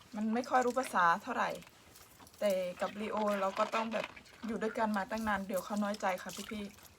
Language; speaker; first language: Thai; native; Thai